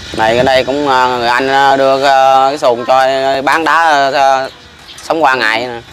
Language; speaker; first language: Vietnamese; early bilingual, heritage; Vietnamese